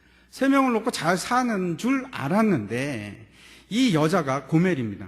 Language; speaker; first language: Korean; native; Korean